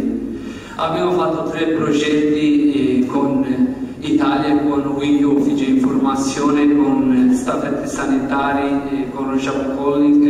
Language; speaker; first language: Italian; non-native, learner; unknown